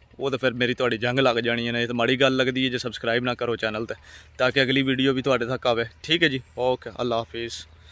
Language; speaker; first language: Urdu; non-native, local second language; Punjabi